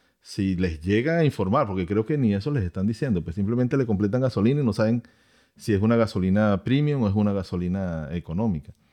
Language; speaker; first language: Spanish; native; Spanish